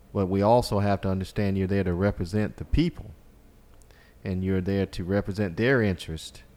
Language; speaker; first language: English; native; English